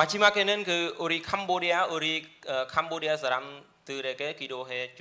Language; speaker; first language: Korean; non-native, learner; Khmer